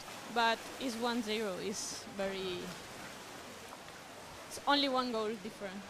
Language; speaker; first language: English; non-native, learner; Spanish